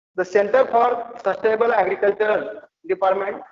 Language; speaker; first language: English; non-native, local second language; Marathi